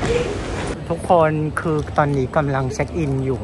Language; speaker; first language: Thai; non-native, fluent; Vietnamese